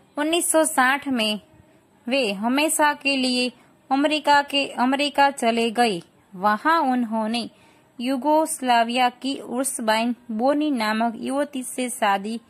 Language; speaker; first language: Hindi; non-native, local second language; Gujarati